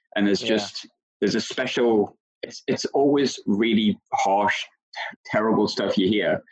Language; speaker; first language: English; native; English